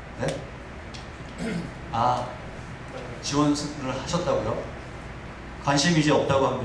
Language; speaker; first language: Korean; native; Korean